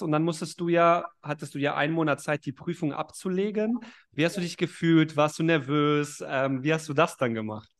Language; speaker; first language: German; native; German